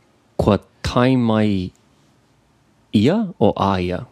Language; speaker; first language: Māori; non-native, learner; English